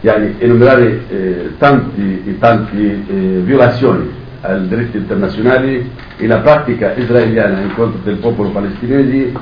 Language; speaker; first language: Italian; non-native, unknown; Arabic